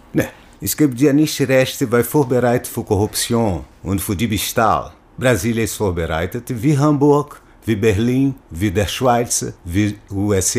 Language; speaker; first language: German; non-native, learner; Portuguese